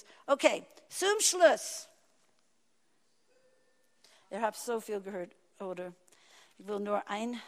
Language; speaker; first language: German; non-native, fluent; English